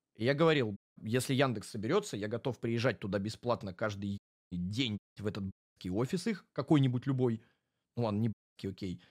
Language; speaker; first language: Russian; native; Russian